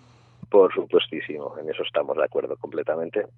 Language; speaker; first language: Spanish; native; Spanish